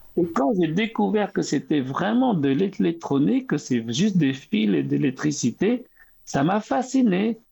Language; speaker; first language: French; early bilingual, other home language; Khmer